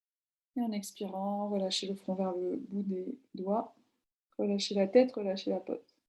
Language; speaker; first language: French; native; French